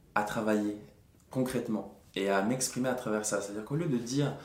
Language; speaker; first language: French; native; French